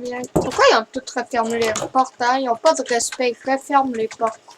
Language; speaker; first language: French; native; French